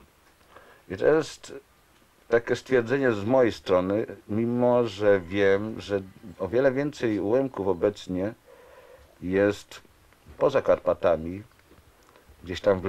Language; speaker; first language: Polish; native; Polish